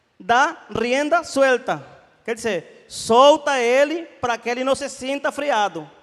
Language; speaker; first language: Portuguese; non-native, fluent; Spanish